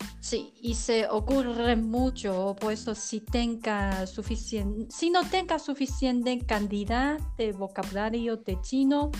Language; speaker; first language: Spanish; non-native, learner; Chinese